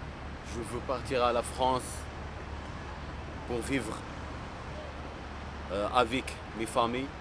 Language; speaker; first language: French; non-native, local second language; Arabic